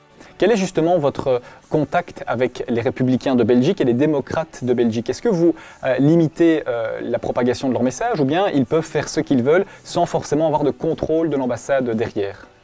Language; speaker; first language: French; native; French